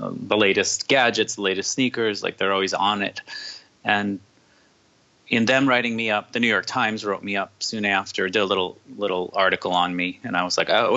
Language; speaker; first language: English; native; English